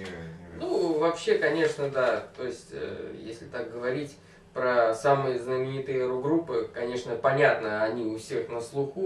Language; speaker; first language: Russian; native; Russian